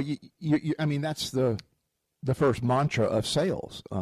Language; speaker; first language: English; native; English